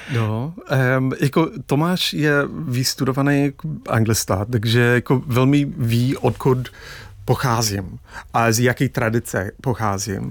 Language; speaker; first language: Czech; non-native, fluent; English